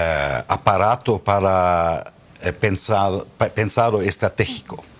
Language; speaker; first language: Spanish; non-native, fluent; German